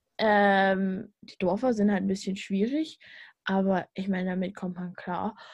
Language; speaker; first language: German; native; German